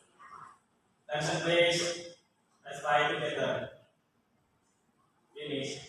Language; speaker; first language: English; non-native, learner; Indonesian